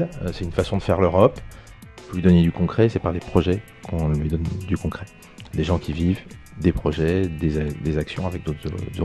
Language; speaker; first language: French; native; French